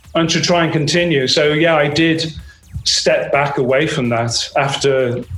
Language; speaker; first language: English; native; English